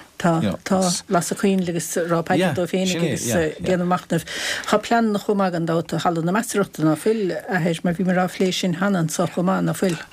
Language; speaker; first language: Irish; native; Irish